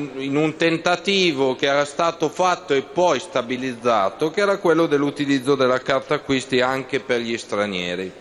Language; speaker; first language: Italian; native; Italian